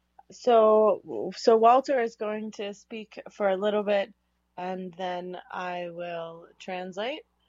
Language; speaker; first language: English; native; English